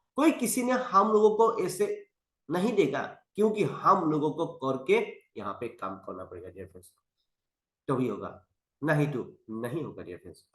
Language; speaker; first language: Hindi; non-native, local second language; Assamese